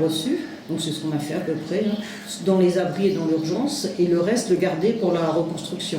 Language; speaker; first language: French; native; French